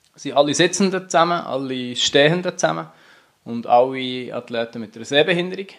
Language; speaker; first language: German; native; German